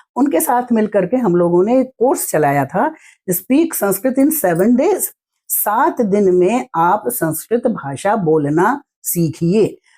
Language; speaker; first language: Hindi; native; Hindi